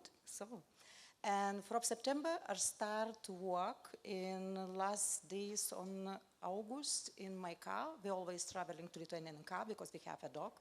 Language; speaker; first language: English; non-native, learner; Lithuanian